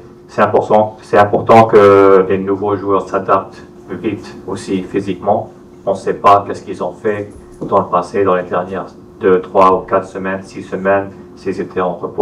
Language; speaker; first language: French; non-native, fluent; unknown